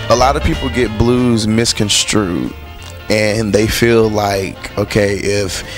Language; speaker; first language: English; native; English